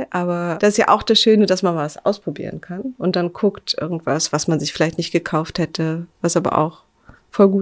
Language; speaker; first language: German; native; German